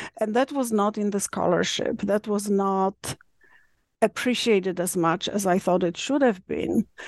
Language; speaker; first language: English; non-native, fluent; Polish